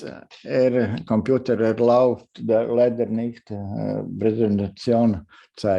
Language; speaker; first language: German; non-native, fluent; Latvian